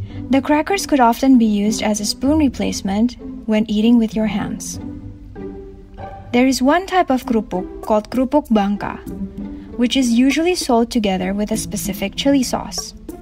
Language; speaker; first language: English; non-native, fluent; Indonesian